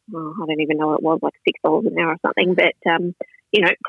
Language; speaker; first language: English; native; English